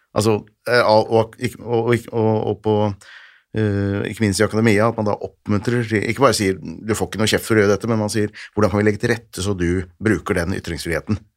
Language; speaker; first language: Norwegian; native; Norwegian